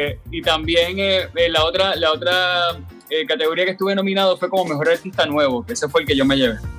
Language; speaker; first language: Spanish; native; Spanish